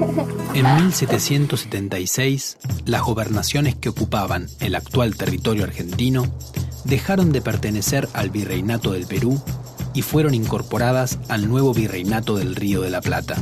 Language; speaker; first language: Spanish; native; Spanish